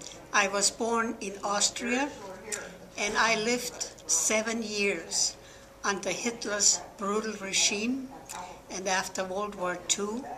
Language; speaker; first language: English; non-native, fluent; German